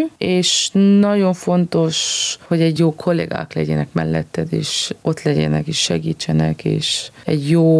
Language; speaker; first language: Hungarian; non-native, fluent; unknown